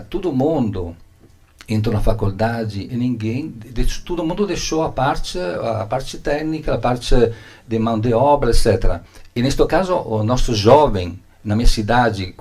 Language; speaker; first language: Portuguese; non-native, learner; Italian